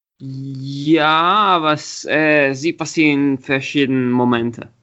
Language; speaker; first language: German; non-native, learner; Italian